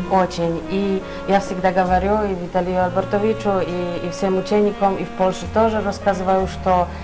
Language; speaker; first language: Russian; non-native, fluent; Polish